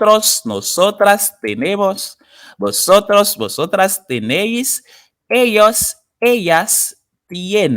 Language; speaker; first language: Spanish; non-native, fluent; Haitian Creole